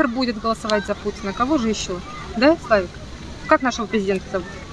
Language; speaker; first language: Russian; native; Russian